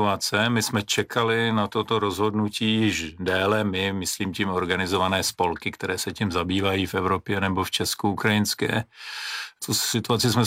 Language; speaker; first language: Czech; non-native, local second language; Ukrainian